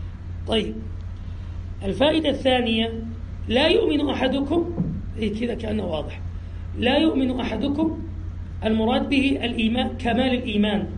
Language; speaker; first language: Arabic; native; Arabic